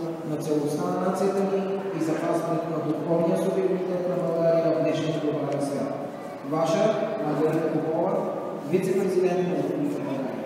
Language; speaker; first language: Bulgarian; native; Bulgarian